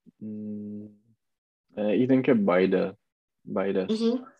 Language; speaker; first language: German; non-native, learner; Czech